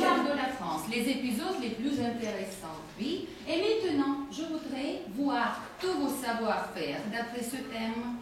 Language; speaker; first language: French; non-native, fluent; Russian